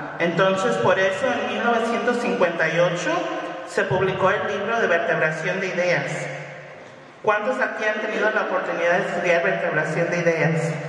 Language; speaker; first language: Spanish; early bilingual, heritage; Spanish